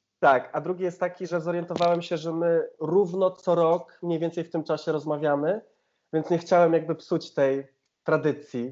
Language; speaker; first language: Polish; native; Polish